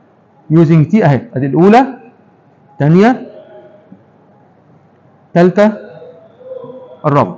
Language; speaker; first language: Arabic; native; Arabic